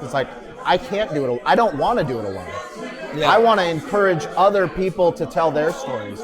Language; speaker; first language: English; native; English